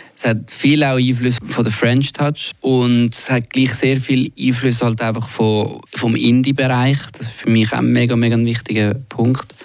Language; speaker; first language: German; non-native, local second language; Italian